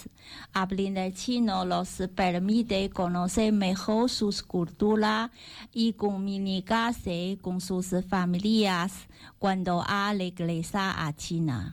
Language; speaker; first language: Spanish; non-native, learner; Chinese